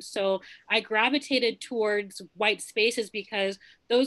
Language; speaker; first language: English; early bilingual, other home language; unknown